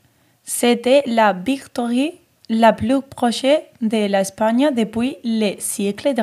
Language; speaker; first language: French; non-native, learner; Spanish